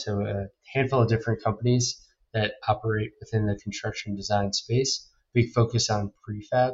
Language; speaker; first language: English; native; English